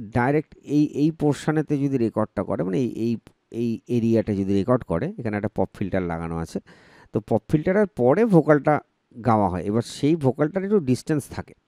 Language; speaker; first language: Bangla; native; Bangla